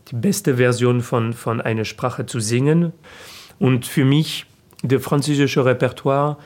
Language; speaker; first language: German; non-native, fluent; French